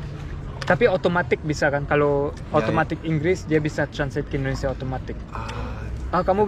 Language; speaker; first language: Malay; early bilingual, heritage; Indonesian